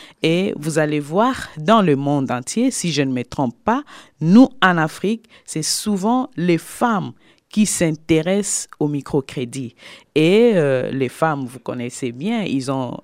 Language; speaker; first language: French; non-native, local second language; Lingala